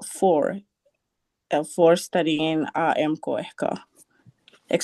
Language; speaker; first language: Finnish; non-native, learner; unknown